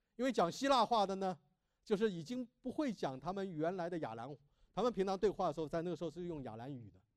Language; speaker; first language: Chinese; native; Chinese